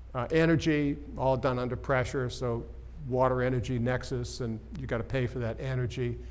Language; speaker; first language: English; native; English